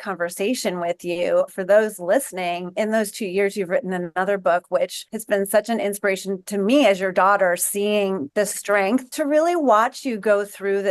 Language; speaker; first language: English; native; English